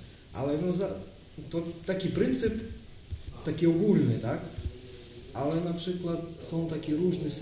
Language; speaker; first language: Polish; non-native, learner; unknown